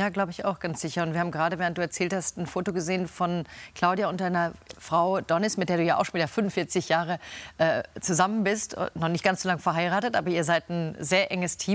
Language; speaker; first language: German; native; German